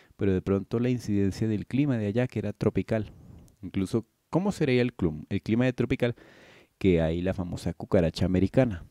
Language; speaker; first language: Spanish; native; Spanish